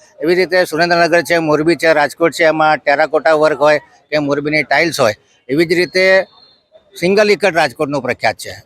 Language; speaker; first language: Gujarati; native; Gujarati